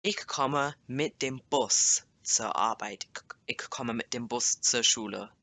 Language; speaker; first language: German; non-native, learner; English